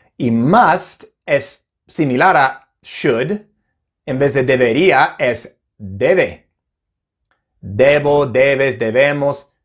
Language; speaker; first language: Spanish; non-native, fluent; English